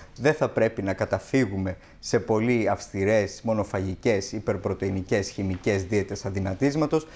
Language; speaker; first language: Greek; native; Greek